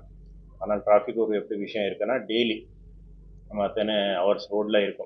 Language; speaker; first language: Tamil; non-native, fluent; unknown